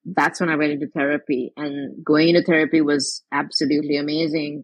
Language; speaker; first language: English; non-native, local second language; Tamil